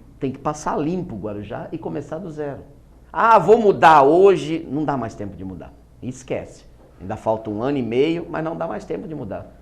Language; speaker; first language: Portuguese; native; Portuguese